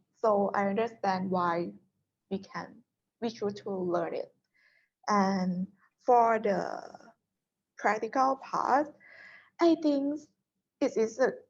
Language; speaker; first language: English; non-native, learner; Thai